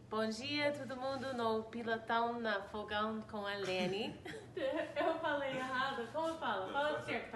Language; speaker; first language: Portuguese; non-native, learner; English